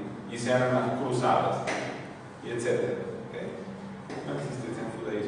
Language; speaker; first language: Spanish; non-native, fluent; Portuguese